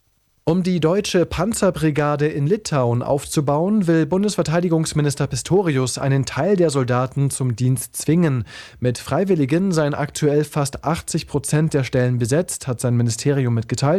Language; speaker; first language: German; native; German